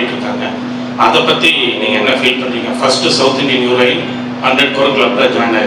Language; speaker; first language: Tamil; native; Tamil